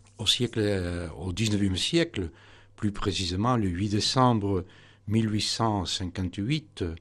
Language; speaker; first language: French; non-native, fluent; Spanish